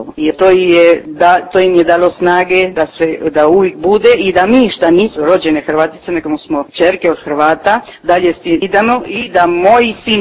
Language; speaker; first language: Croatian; early bilingual, heritage; Croatian